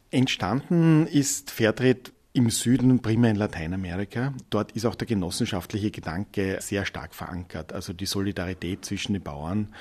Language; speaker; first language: German; native; German